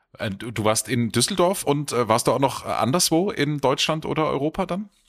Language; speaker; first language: German; native; German